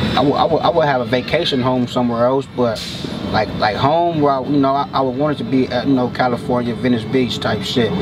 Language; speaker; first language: English; native; English